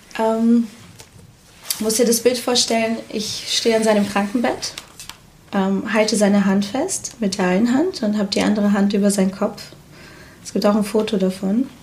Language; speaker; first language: German; early bilingual, other home language; Portuguese